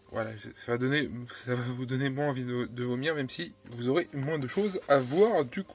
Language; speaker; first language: French; native; French